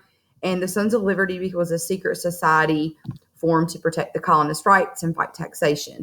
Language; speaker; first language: English; native; English